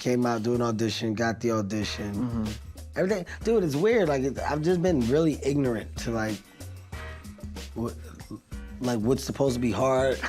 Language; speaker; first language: English; native; English